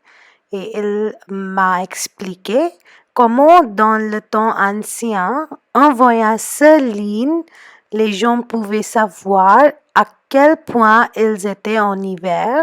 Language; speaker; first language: French; non-native, fluent; Hindi